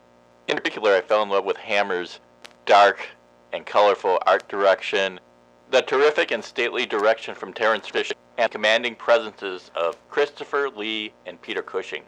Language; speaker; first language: English; non-native, fluent; Swedish